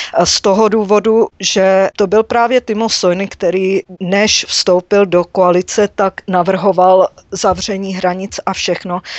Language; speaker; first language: Czech; native; Czech